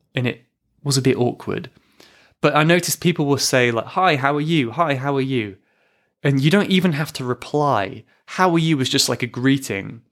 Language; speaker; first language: English; native; English